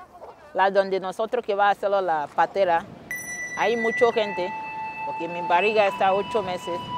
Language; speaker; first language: Spanish; non-native, learner; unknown